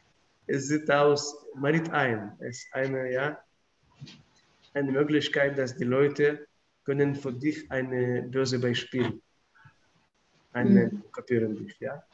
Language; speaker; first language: German; non-native, fluent; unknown